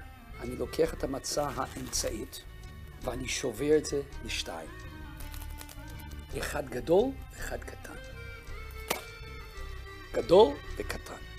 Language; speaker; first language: Hebrew; non-native, fluent; Russian